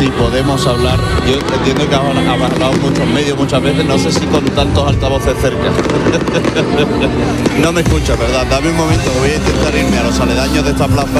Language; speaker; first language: Spanish; native; Spanish